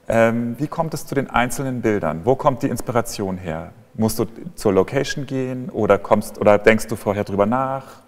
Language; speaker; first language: German; native; German